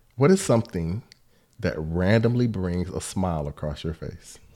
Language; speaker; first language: English; native; English